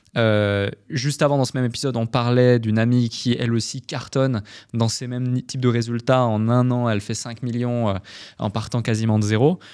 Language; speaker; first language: French; native; French